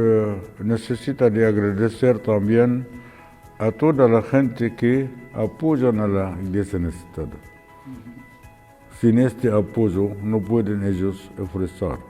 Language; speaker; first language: Spanish; non-native, fluent; Arabic